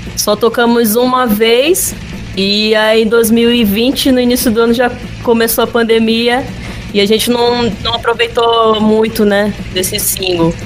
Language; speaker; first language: Portuguese; native; Portuguese